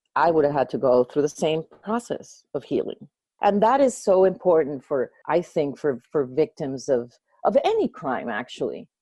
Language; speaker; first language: English; early bilingual, other home language; Spanish